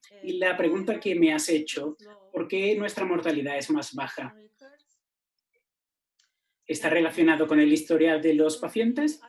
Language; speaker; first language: Spanish; non-native, fluent; Turkish